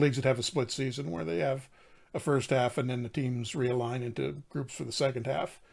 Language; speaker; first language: English; native; English